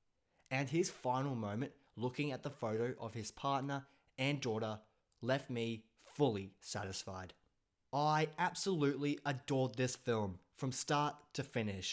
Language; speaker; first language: English; native; English